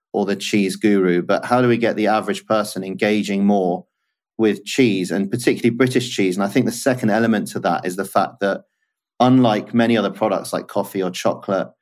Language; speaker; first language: English; native; English